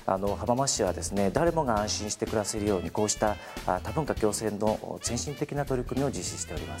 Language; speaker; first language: Japanese; native; Japanese